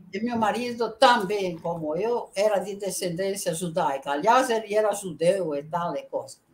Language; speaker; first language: Portuguese; early bilingual, other home language; Italian